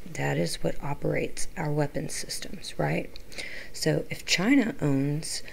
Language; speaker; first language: English; native; English